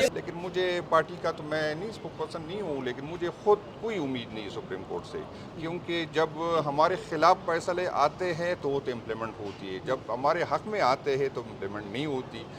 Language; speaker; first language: Urdu; non-native, local second language; Pashto